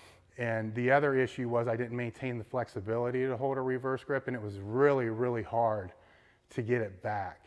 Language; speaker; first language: English; native; English